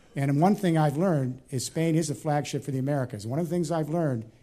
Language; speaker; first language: English; native; English